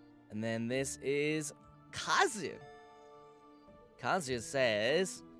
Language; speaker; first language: English; native; English